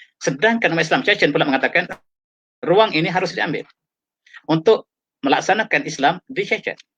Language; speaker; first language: Malay; native; Malay